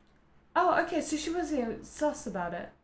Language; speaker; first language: English; native; English